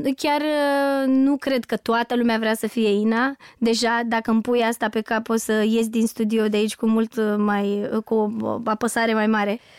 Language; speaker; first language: Romanian; native; Romanian